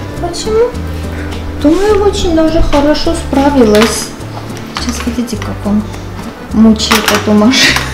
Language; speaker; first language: Russian; non-native, local second language; Armenian